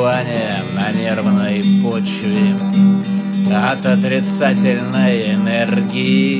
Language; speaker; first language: Russian; native; Russian